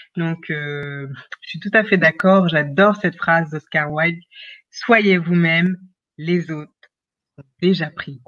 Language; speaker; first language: French; early bilingual, other home language; Wolof